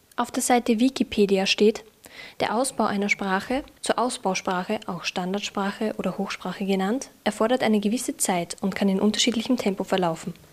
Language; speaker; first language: German; native; German